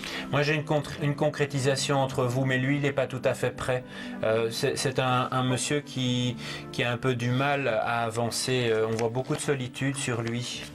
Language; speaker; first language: French; native; French